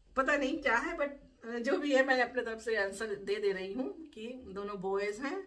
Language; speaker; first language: Hindi; native; Hindi